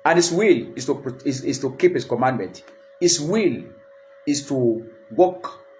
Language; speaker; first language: English; non-native, local second language; Yoruba